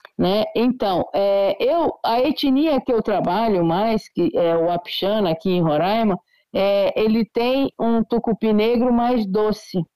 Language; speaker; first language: Portuguese; native; Portuguese